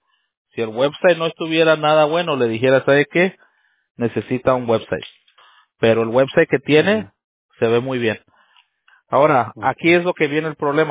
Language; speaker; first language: Spanish; native; Spanish